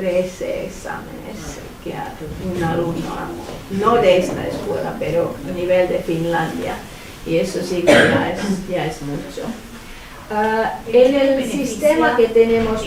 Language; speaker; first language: Spanish; non-native, fluent; Finnish